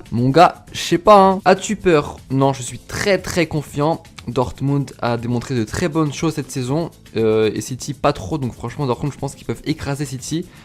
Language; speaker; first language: French; native; French